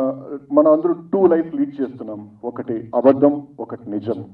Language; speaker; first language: Telugu; non-native, fluent; Tamil